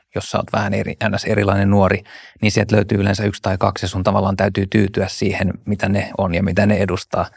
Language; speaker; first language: Finnish; native; Finnish